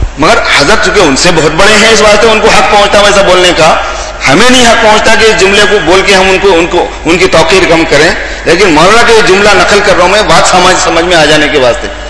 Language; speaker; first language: Hindi; native; Hindi